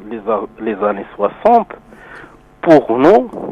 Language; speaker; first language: French; non-native, local second language; Arabic